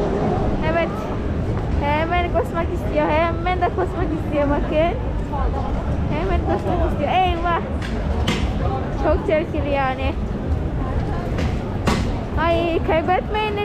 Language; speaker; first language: Turkish; non-native, learner; Indonesian